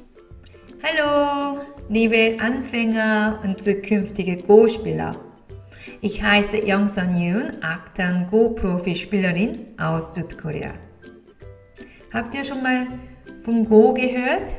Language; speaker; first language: German; non-native, fluent; Korean